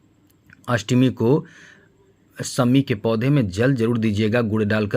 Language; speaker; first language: Hindi; native; Hindi